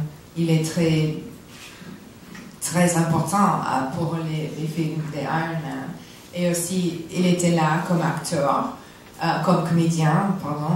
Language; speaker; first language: French; non-native, learner; English